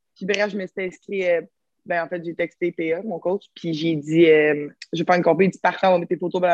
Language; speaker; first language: French; native; French